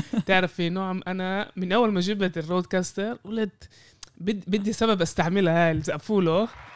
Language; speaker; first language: Arabic; native; Arabic